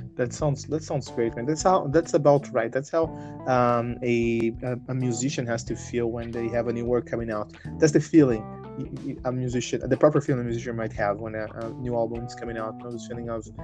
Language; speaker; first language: English; non-native, fluent; Portuguese